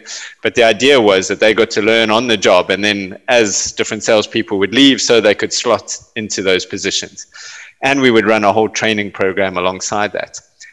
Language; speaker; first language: English; native; English